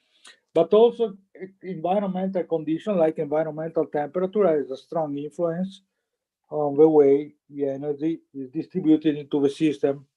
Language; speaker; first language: English; non-native, fluent; Italian